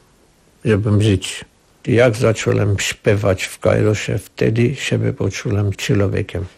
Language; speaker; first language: Polish; non-native, learner; Armenian